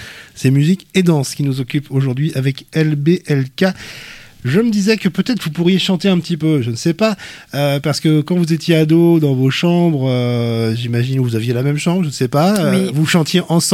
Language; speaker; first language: French; native; French